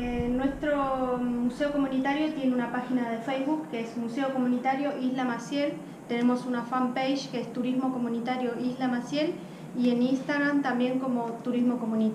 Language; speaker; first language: Spanish; native; Spanish